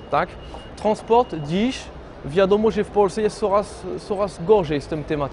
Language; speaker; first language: Polish; non-native, fluent; French